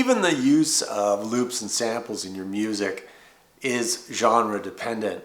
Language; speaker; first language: English; native; English